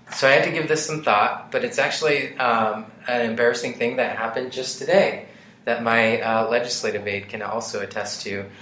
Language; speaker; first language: English; native; English